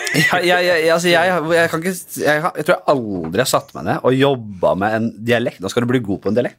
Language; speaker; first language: Norwegian; native; Norwegian